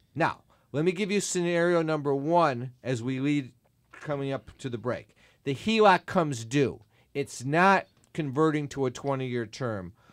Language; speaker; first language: English; native; English